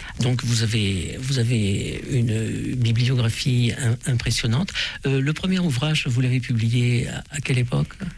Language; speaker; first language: French; native; French